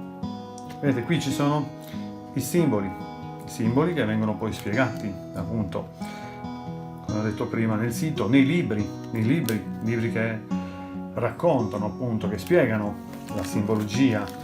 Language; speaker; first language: Italian; native; Italian